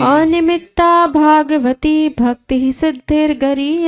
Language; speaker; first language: Hindi; native; Hindi